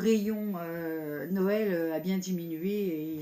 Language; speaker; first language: French; native; French